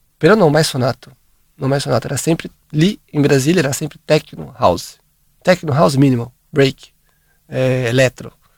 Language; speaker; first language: Italian; non-native, fluent; Portuguese